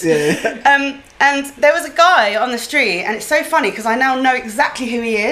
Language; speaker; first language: English; native; English